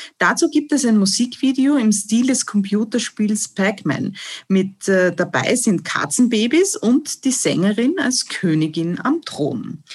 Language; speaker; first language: German; native; German